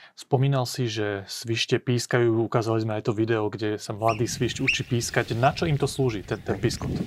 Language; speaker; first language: Slovak; native; Slovak